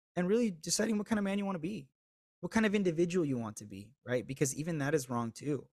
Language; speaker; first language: English; early bilingual, other home language; Spanish